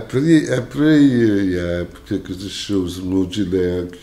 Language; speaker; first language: French; non-native, fluent; English